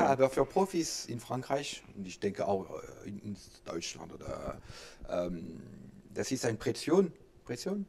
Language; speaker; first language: German; non-native, learner; French